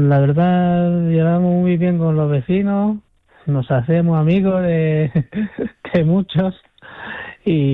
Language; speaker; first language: Spanish; non-native, fluent; Chinese